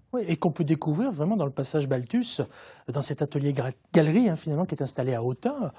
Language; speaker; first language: French; native; French